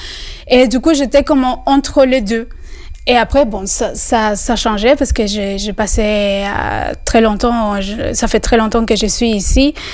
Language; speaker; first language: French; non-native, fluent; Spanish